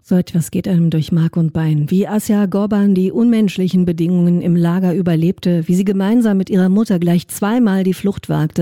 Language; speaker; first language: German; native; German